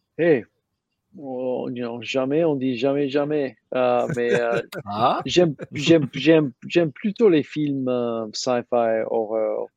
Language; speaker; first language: French; non-native, learner; English